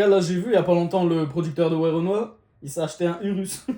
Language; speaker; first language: French; native; French